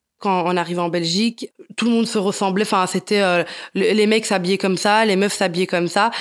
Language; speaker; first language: French; early bilingual, other home language; Italian